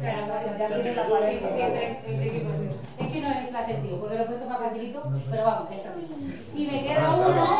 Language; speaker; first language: Spanish; native; Spanish